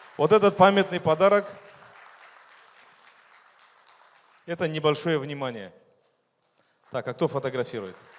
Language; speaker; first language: Russian; native; Russian